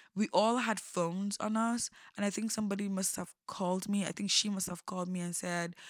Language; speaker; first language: English; non-native, local second language; Yoruba